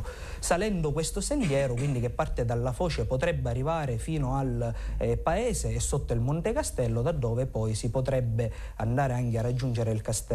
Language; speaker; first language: Italian; native; Italian